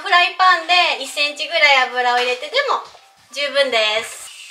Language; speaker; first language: Japanese; native; Japanese